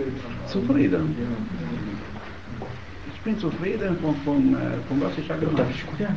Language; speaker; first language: German; non-native, learner; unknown